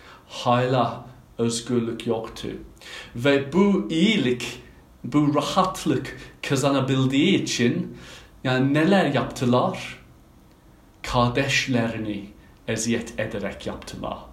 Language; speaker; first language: Turkish; non-native, fluent; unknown